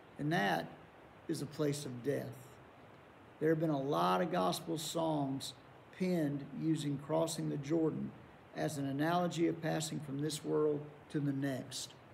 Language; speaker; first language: English; native; English